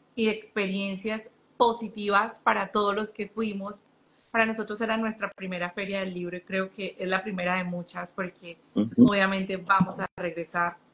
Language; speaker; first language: Spanish; native; Spanish